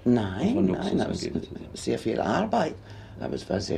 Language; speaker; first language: German; non-native, fluent; Swedish